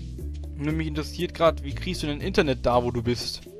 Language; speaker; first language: German; native; German